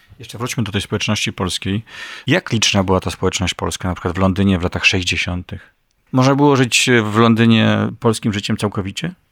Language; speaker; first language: Polish; native; Polish